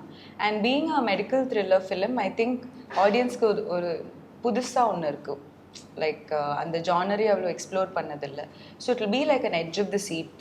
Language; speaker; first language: Tamil; native; Tamil